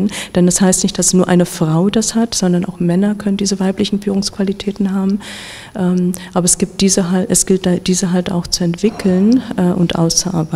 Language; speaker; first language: German; native; German